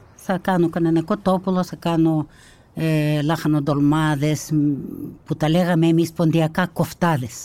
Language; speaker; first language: Greek; early bilingual, heritage; Kazakh